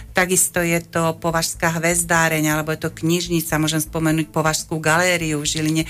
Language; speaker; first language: Slovak; native; Slovak